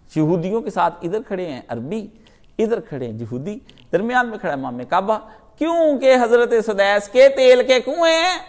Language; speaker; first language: Urdu; non-native, local second language; Punjabi